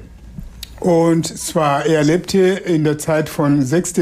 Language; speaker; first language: German; non-native, fluent; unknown